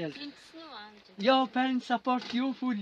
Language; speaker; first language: English; non-native, learner; Mongolian